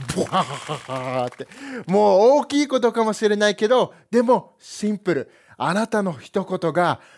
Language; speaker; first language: Japanese; early bilingual, heritage; Japanese